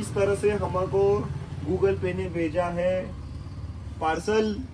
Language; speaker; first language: Hindi; non-native, local second language; Marathi